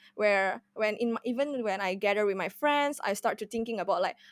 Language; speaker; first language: English; non-native, fluent; Indonesian